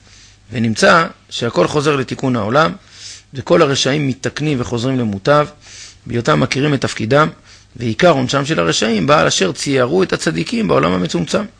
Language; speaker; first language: Hebrew; native; Hebrew